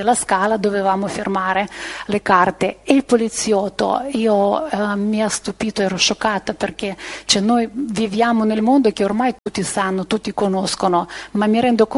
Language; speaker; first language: Italian; non-native, fluent; Ukrainian